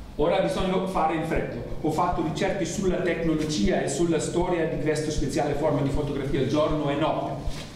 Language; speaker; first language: Italian; non-native, learner; German